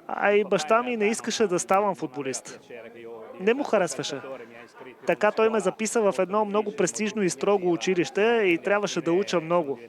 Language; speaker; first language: Bulgarian; non-native, fluent; Italian